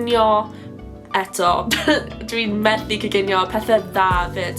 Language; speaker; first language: Welsh; non-native, local second language; English